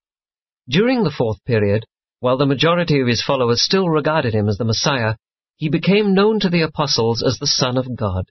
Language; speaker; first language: English; native; English